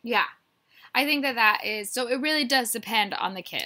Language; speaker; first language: English; native; English